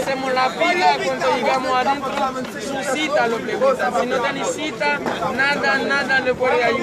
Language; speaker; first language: Spanish; non-native, learner; Haitian Creole